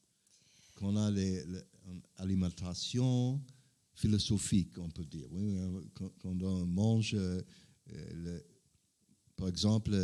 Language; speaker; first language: French; non-native, learner; English